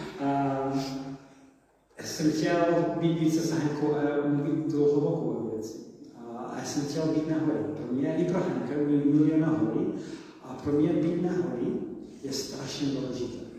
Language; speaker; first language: Czech; non-native, learner; English